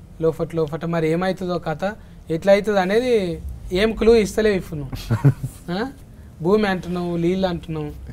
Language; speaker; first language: Telugu; native; Telugu